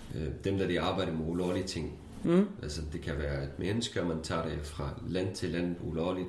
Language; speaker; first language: Danish; non-native, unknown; Kurdish